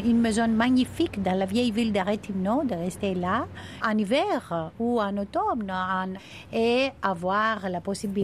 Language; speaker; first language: French; non-native, fluent; Greek